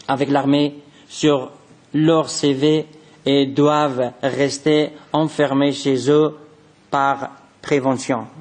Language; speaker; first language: French; non-native, fluent; Persian